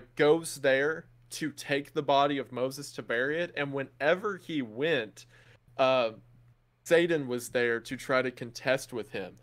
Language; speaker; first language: English; native; English